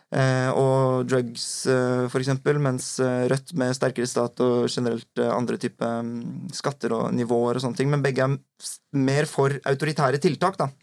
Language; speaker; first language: Norwegian; native; Norwegian